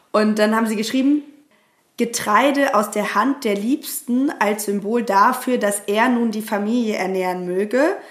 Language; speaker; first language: German; native; German